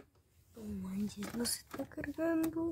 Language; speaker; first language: Spanish; early bilingual, heritage; Spanish